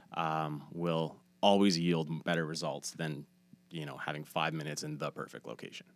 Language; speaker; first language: English; native; English